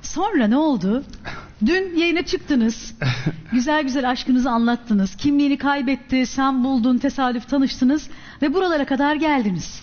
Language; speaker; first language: Turkish; native; Turkish